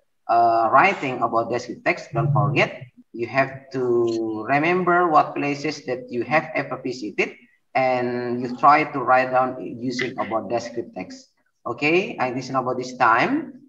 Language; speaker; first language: English; non-native, learner; Indonesian